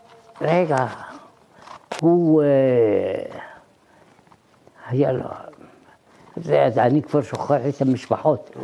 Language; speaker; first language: Hebrew; early bilingual, other home language; Arabic